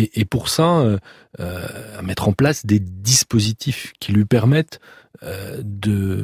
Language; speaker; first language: French; native; French